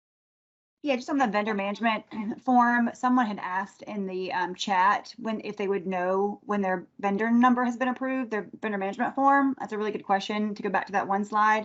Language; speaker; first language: English; native; English